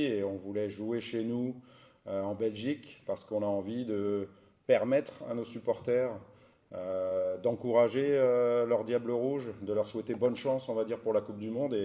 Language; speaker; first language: French; native; French